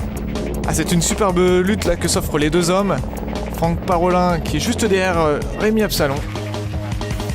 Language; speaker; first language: French; native; French